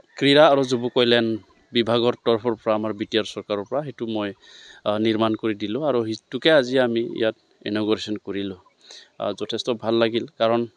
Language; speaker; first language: Assamese; non-native, local second language; Bodo